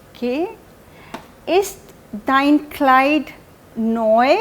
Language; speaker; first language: German; non-native, fluent; Hindi